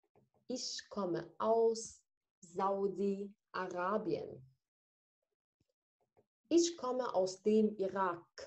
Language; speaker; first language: German; non-native, fluent; Arabic